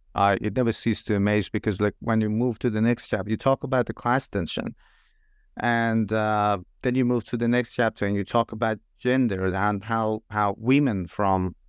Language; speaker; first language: English; non-native, fluent; Persian